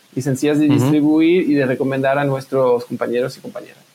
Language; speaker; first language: Spanish; non-native, fluent; French